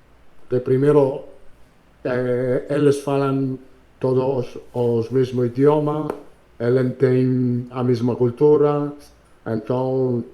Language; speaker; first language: Portuguese; non-native, learner; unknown